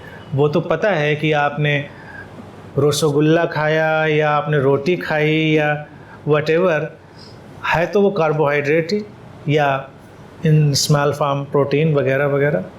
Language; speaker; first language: Hindi; native; Hindi